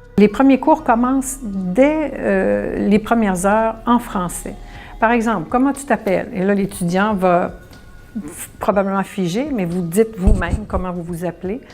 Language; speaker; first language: French; native; French